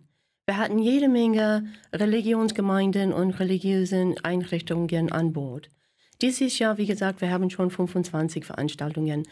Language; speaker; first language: German; non-native, fluent; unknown